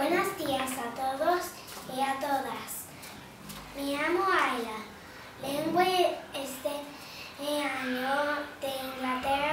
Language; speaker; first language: Spanish; non-native, learner; English